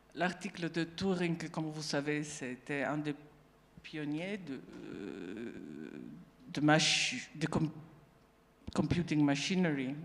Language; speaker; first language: French; non-native, fluent; Italian